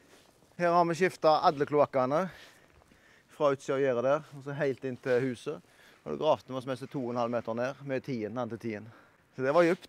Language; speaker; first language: Norwegian; native; Norwegian